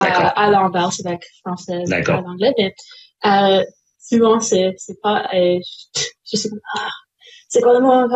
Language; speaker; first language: French; non-native, local second language; English